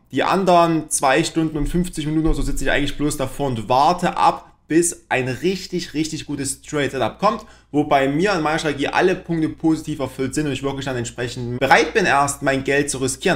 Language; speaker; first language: German; native; German